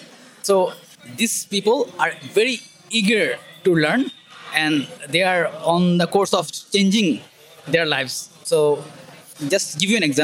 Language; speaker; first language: English; non-native, local second language; Bangla